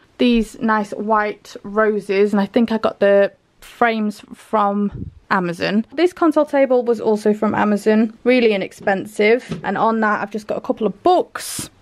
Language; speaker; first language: English; native; English